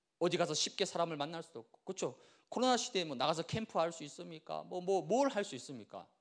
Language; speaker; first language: Korean; native; Korean